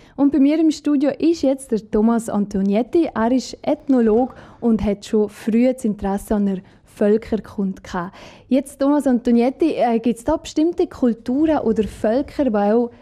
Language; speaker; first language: German; native; German